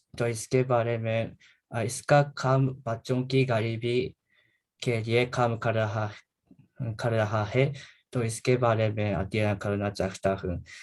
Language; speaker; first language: Hindi; non-native, learner; Japanese